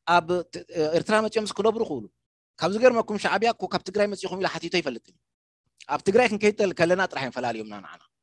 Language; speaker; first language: Tigrinya; non-native, local second language; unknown